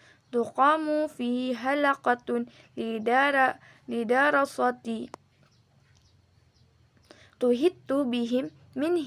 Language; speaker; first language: Arabic; non-native, learner; Indonesian